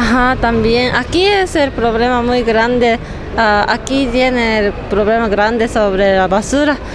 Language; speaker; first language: Spanish; non-native, learner; Japanese